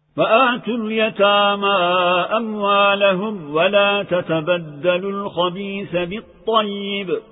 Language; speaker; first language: Arabic; non-native, fluent; Turkish